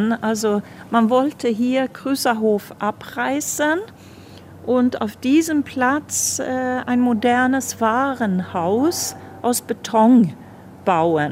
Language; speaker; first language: German; non-native, fluent; Swedish